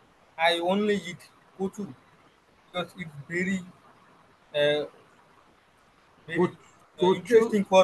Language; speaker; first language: English; non-native, learner; Bangla